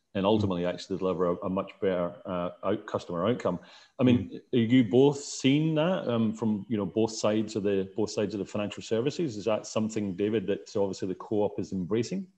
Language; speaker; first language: English; native; English